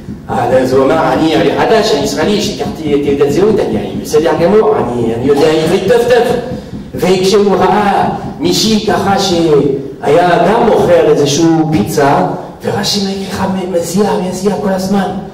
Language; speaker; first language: Hebrew; non-native, fluent; French